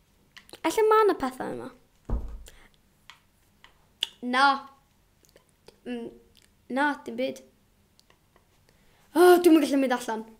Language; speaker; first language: Welsh; non-native, local second language; English